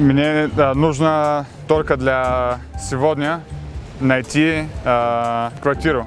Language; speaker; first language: Russian; non-native, learner; Bulgarian